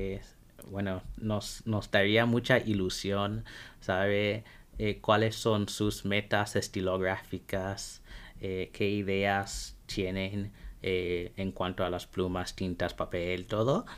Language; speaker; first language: Spanish; non-native, fluent; English